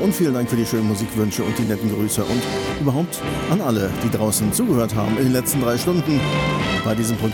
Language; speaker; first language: German; native; German